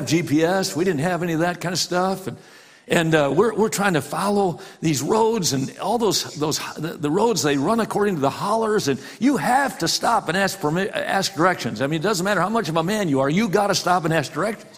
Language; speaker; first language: English; native; English